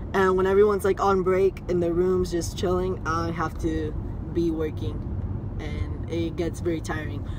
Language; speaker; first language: English; early bilingual, other home language; Spanish